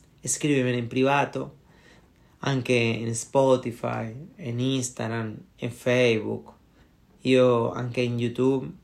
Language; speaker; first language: Italian; non-native, learner; Spanish